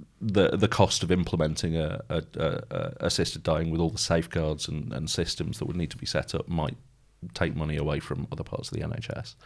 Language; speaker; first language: English; native; English